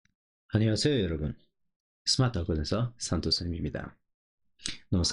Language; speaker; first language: Korean; non-native, local second language; Nepali